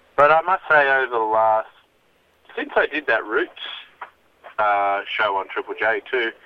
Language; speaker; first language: English; native; English